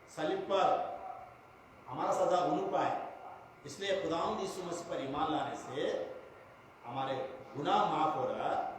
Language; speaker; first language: Hindi; non-native, local second language; Telugu